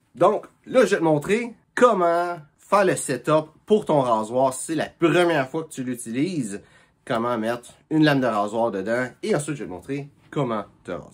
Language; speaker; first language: French; native; French